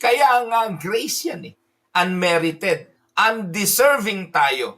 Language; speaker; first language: Filipino; native; Filipino